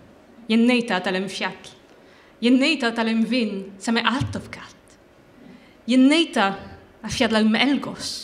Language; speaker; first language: Icelandic; non-native, learner; French